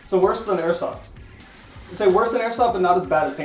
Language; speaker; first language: English; native; English